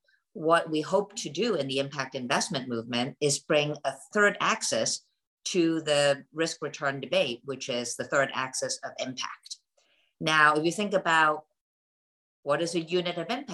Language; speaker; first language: English; non-native, local second language; Cantonese